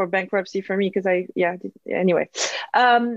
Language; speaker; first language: English; non-native, fluent; French